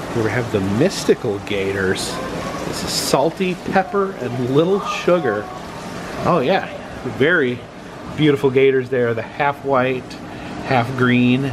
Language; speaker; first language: English; native; English